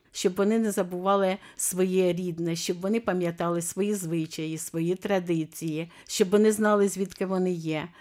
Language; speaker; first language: Ukrainian; native; Ukrainian